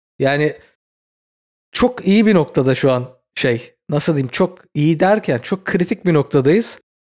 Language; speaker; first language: Turkish; native; Turkish